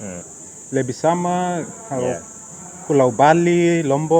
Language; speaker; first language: Indonesian; non-native, fluent; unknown